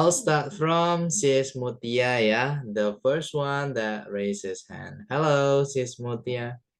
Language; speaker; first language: English; non-native, fluent; Indonesian